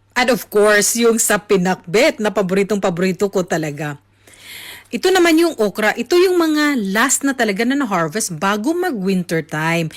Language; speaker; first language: Filipino; native; Filipino